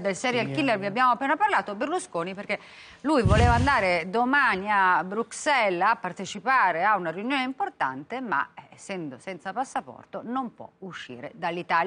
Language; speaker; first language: Italian; native; Italian